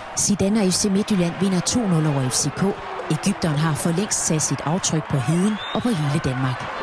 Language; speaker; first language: Danish; native; Danish